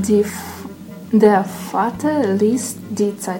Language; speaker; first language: German; non-native, learner; Russian